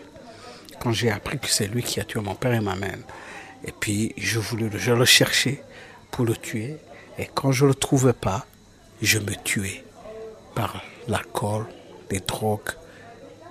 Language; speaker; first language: French; non-native, local second language; Kinyarwanda